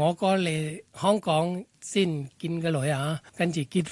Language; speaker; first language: Cantonese; non-native, fluent; Thai